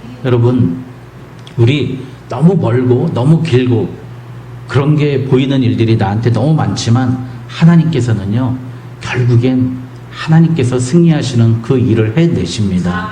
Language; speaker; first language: Korean; native; Korean